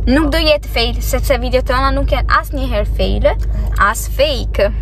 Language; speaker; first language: Albanian; early bilingual, heritage; Italian